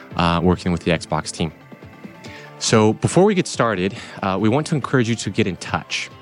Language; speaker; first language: English; non-native, fluent; Portuguese